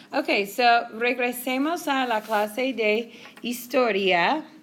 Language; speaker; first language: Spanish; non-native, fluent; English